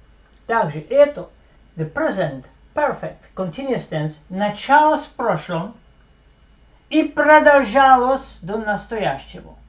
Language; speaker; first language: Russian; non-native, fluent; Slovak